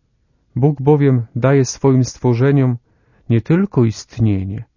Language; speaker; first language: Polish; native; Polish